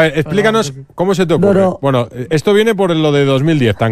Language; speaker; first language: Spanish; native; Spanish